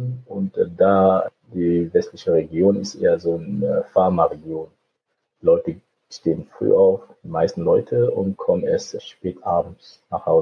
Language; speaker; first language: German; non-native, fluent; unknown